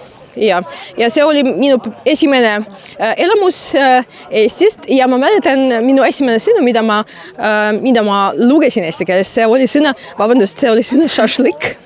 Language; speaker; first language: Estonian; non-native, fluent; Russian